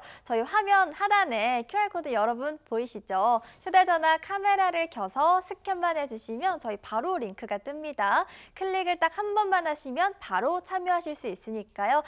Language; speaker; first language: Korean; native; Korean